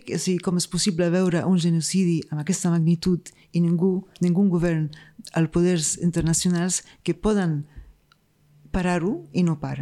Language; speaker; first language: Catalan; non-native, fluent; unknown